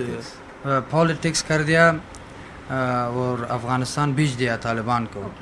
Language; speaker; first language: Hindi; non-native, learner; Persian